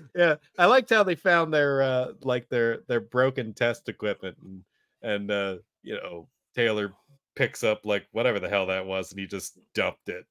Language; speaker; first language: English; native; English